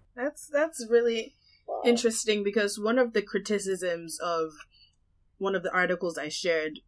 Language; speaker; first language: English; non-native, local second language; Yoruba